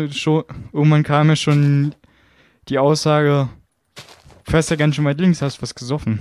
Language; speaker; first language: German; native; German